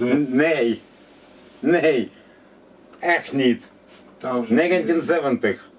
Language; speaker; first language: Dutch; non-native, learner; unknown